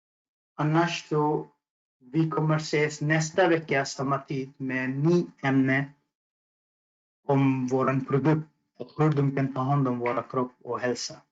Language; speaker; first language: Swedish; non-native, fluent; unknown